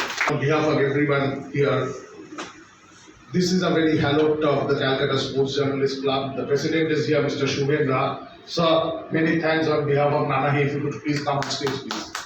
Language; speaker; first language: English; non-native, local second language; Bangla